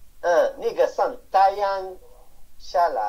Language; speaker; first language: Chinese; non-native, learner; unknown